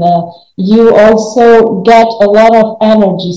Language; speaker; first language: English; non-native, fluent; Albanian